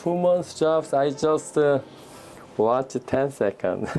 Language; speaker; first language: English; non-native, learner; Korean